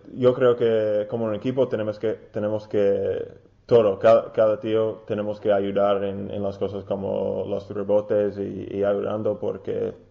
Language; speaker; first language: Spanish; non-native, learner; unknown